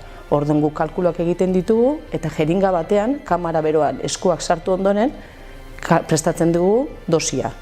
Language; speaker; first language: Basque; native; Basque